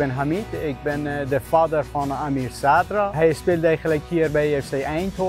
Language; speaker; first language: Dutch; non-native, fluent; Persian